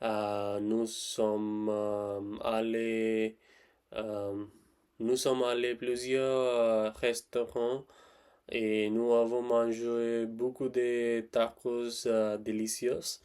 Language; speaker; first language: French; non-native, learner; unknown